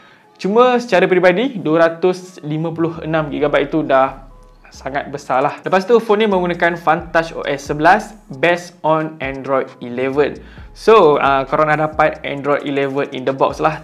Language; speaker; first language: Malay; native; Malay